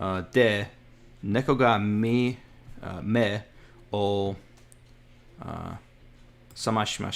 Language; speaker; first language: Japanese; non-native, learner; English